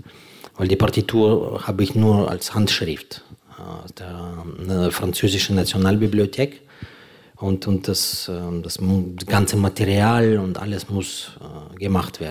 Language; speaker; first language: German; non-native, fluent; Ukrainian